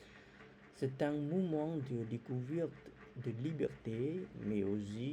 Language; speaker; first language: French; non-native, fluent; Khmer